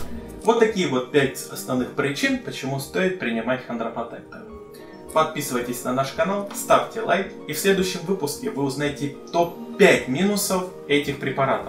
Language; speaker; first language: Russian; native; Russian